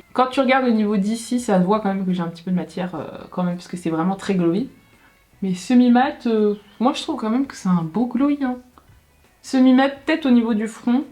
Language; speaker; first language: French; native; French